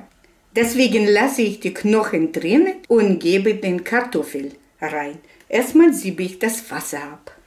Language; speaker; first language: German; non-native, fluent; Russian